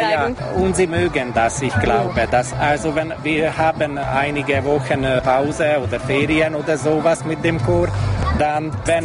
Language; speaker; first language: German; non-native, local second language; Hungarian